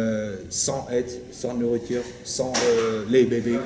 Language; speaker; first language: French; non-native, learner; Turkish